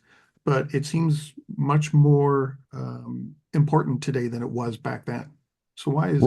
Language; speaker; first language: English; native; English